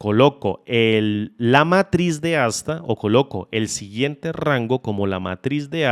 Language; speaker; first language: Spanish; native; Spanish